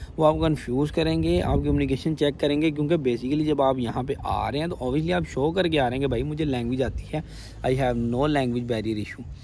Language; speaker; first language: Urdu; non-native, local second language; Punjabi